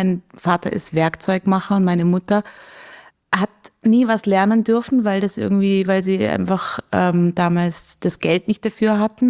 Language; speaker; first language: German; native; German